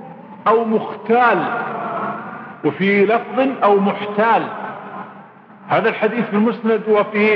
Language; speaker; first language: Arabic; native; Arabic